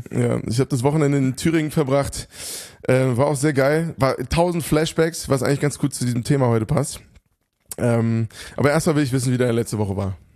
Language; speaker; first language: German; native; German